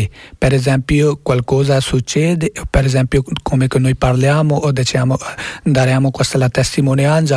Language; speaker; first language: Italian; non-native, learner; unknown